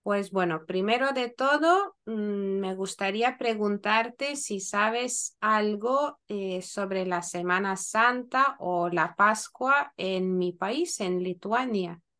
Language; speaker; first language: Spanish; non-native, fluent; Lithuanian